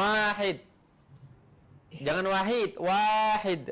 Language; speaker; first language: Arabic; non-native, fluent; Indonesian